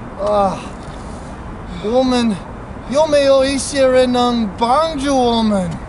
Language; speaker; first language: Chinese; non-native, learner; English